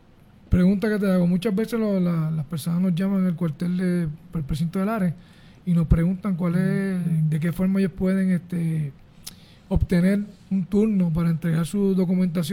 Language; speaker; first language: Spanish; native; Spanish